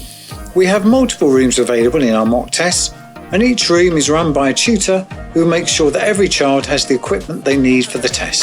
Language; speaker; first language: English; native; English